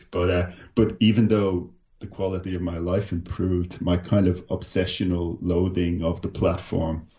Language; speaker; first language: English; native; English